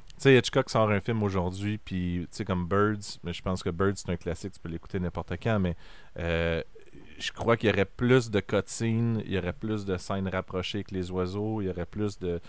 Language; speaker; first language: French; native; French